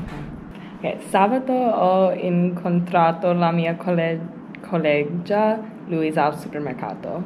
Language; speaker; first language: Italian; non-native, learner; English